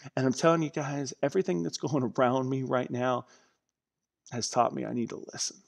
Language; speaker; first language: English; native; English